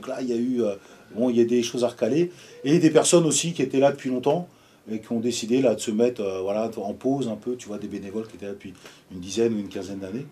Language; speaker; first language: French; native; French